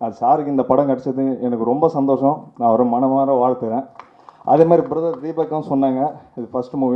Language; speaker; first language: Tamil; native; Tamil